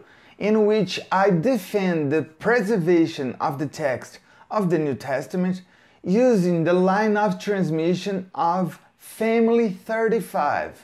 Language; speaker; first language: English; non-native, fluent; Portuguese